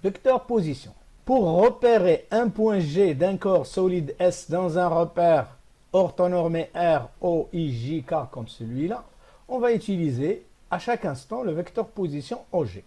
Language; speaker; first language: French; non-native, local second language; Arabic